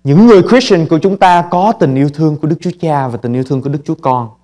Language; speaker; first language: Vietnamese; early bilingual, heritage; Vietnamese